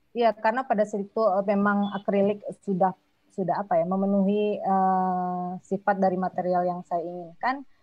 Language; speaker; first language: Indonesian; non-native, local second language; Minangkabau